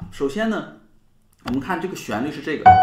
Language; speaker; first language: Chinese; native; Chinese